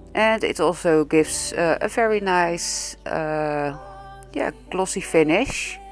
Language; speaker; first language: English; non-native, fluent; Dutch